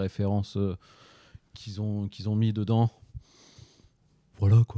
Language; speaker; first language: French; native; French